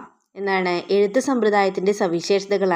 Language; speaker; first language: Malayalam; native; Malayalam